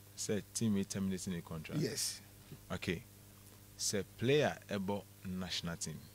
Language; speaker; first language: English; non-native, local second language; Akan